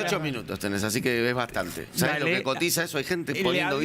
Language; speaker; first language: Spanish; native; Spanish